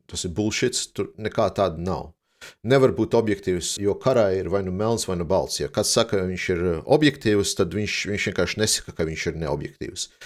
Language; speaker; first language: Latvian; non-native, local second language; Russian